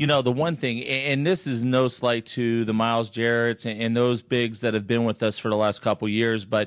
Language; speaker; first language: English; native; English